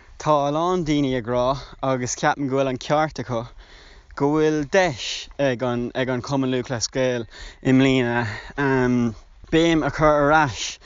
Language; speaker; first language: Irish; non-native, local second language; English